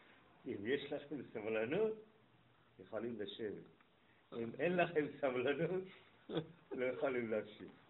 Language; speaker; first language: Hebrew; non-native, fluent; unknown